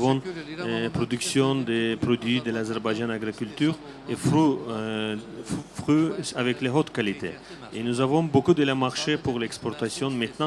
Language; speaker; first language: French; non-native, learner; Azerbaijani